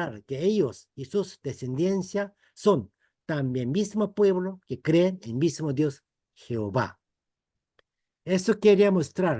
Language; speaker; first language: Spanish; non-native, fluent; Korean